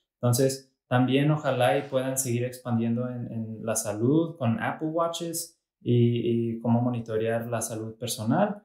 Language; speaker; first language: Spanish; early bilingual, heritage; Spanish